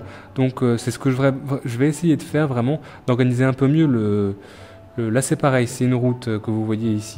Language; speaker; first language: French; native; French